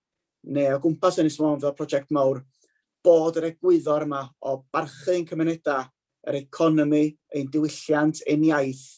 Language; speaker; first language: Welsh; native; Welsh